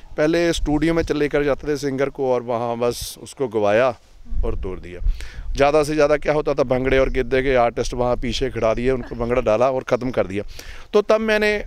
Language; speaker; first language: Hindi; non-native, local second language; Punjabi